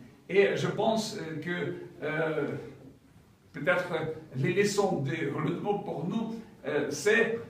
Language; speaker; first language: French; non-native, fluent; Ukrainian